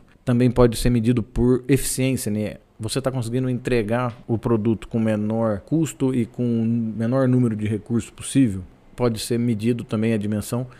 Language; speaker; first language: Portuguese; native; Portuguese